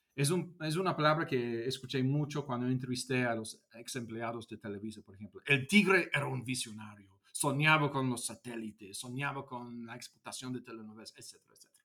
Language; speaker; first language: Spanish; non-native, fluent; English